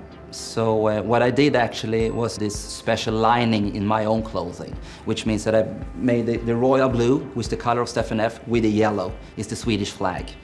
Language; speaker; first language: English; non-native, fluent; Swedish